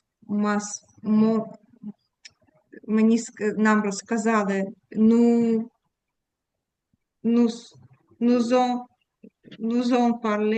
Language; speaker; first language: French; non-native, learner; Ukrainian